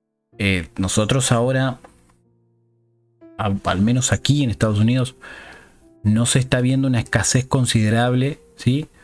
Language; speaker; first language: Spanish; native; Spanish